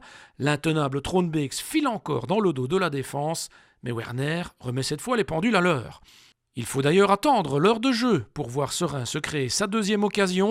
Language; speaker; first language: French; native; French